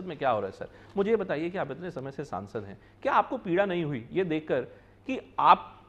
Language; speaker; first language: Hindi; native; Hindi